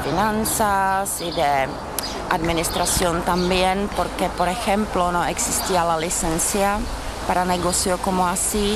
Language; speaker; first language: Spanish; non-native, fluent; Czech